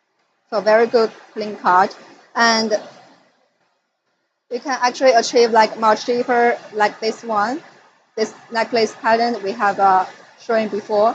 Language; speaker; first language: English; non-native, fluent; Chinese